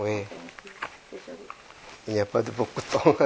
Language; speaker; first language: French; non-native, learner; Korean